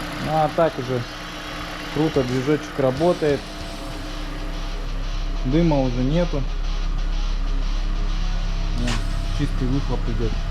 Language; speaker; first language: Russian; native; Russian